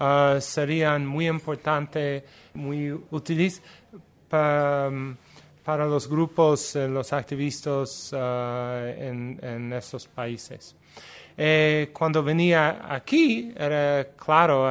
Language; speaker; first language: Spanish; non-native, learner; English